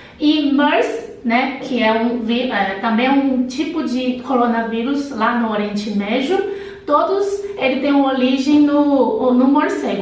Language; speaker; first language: Portuguese; non-native, fluent; Chinese